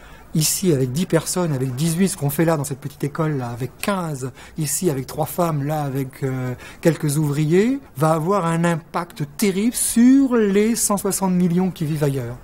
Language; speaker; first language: French; native; French